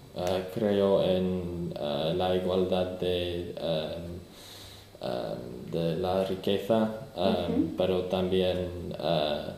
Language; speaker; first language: Spanish; non-native, learner; English